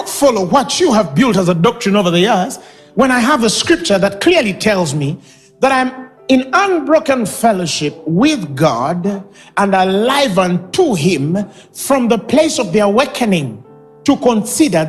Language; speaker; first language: English; non-native, local second language; Ganda